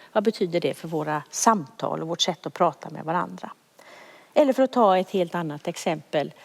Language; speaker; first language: Swedish; native; Swedish